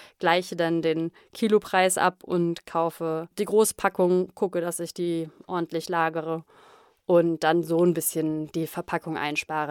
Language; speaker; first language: German; native; German